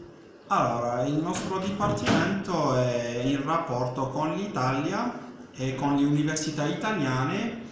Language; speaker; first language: Italian; non-native, fluent; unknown